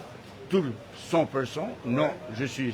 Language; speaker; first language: French; non-native, learner; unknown